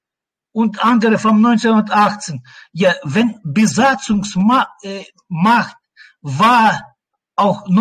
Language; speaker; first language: German; non-native, learner; Russian